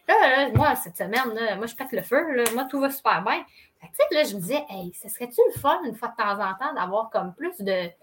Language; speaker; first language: French; native; French